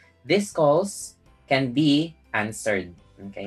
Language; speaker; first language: English; non-native, local second language; Filipino